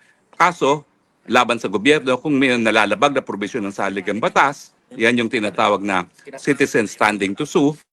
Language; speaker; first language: Filipino; native; Filipino